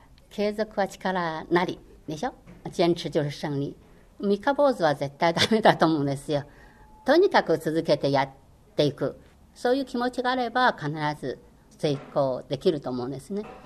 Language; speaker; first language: Japanese; non-native, fluent; Chinese